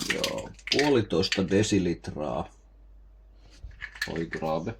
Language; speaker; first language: Finnish; non-native, fluent; Filipino